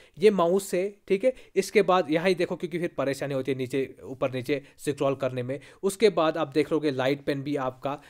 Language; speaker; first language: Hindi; non-native, local second language; Kashmiri